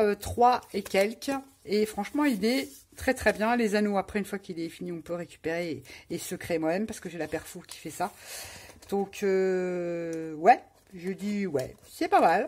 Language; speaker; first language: French; native; French